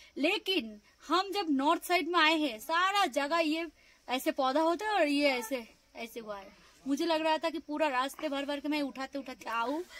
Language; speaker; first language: Hindi; non-native, local second language; Bangla